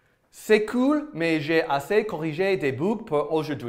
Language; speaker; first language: French; non-native, learner; English